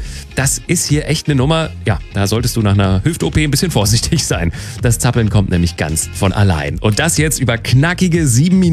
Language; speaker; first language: German; native; German